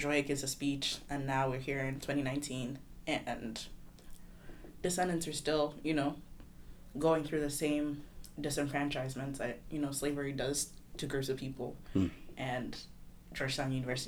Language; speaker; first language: English; non-native, local second language; Kinyarwanda